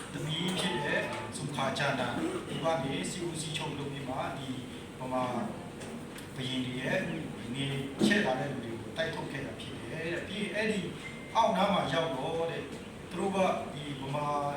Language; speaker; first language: Burmese; non-native, local second language; Kachin